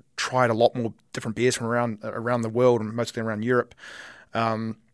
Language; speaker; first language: English; native; English